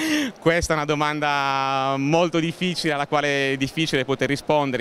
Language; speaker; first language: Italian; native; Italian